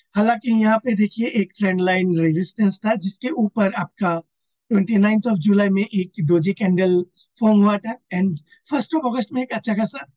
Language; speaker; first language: Hindi; non-native, local second language; Assamese